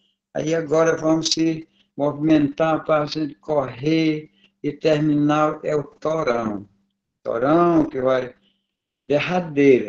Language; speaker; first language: Portuguese; non-native, local second language; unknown